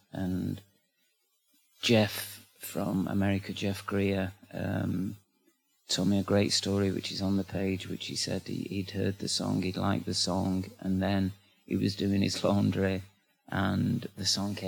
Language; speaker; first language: English; native; English